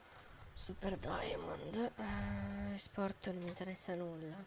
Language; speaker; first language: Italian; native; Italian